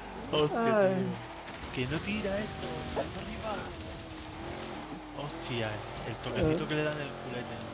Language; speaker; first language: Spanish; native; Spanish